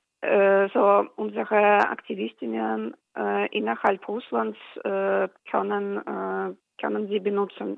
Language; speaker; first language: German; non-native, fluent; Russian